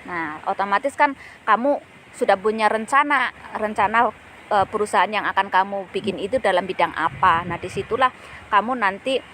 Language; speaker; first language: Indonesian; native; Indonesian